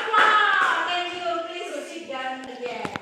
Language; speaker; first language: English; non-native, learner; Indonesian